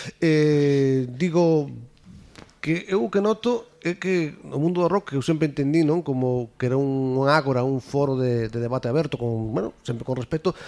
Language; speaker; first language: Galician; native; Galician